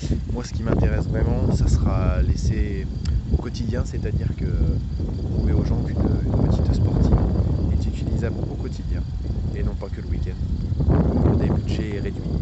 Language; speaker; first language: French; native; French